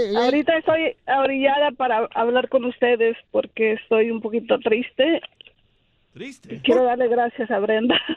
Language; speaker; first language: Spanish; native; Spanish